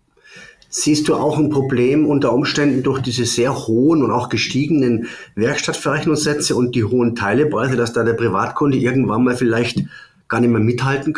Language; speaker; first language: German; native; German